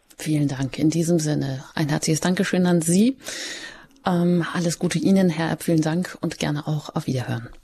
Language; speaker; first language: German; native; German